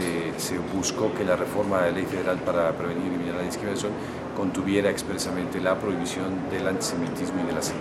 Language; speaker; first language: Spanish; native; Spanish